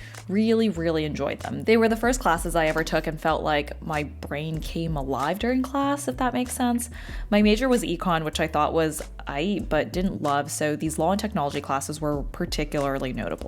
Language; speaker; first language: English; early bilingual, other home language; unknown